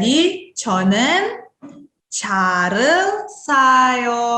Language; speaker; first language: Korean; non-native, fluent; Indonesian